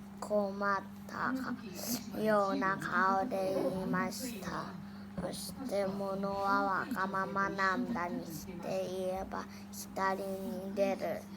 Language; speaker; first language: Japanese; non-native, learner; Thai